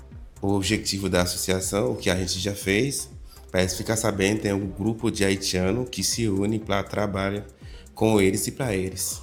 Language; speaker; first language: Portuguese; non-native, fluent; Haitian Creole